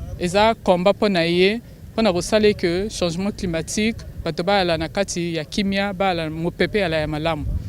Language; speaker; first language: Lingala; native; Lingala